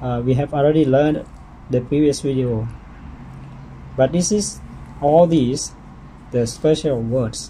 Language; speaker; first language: English; non-native, learner; Thai